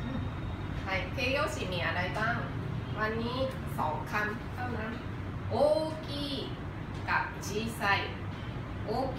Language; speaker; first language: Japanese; non-native, fluent; Thai